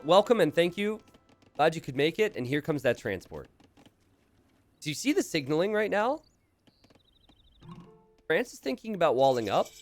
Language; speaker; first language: English; native; English